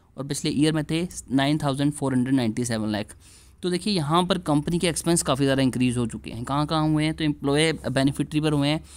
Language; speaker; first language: Hindi; native; Hindi